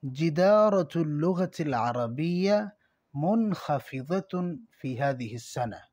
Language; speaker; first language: Arabic; non-native, fluent; Urdu